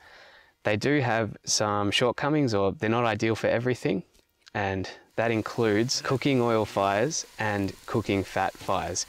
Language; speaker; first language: English; native; English